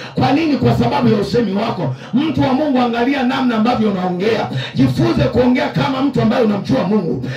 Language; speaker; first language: Swahili; native; Swahili